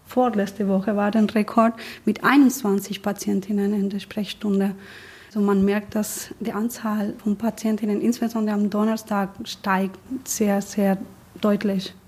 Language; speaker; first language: German; non-native, fluent; Spanish